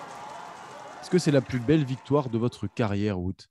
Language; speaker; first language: French; native; French